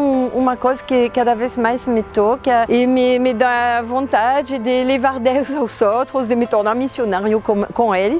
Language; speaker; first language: Portuguese; non-native, fluent; French